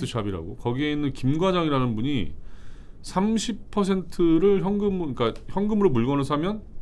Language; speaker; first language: Korean; native; Korean